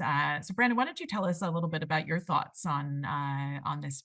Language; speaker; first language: English; native; English